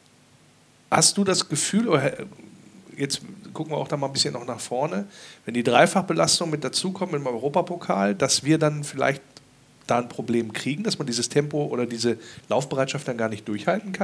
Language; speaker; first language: German; native; German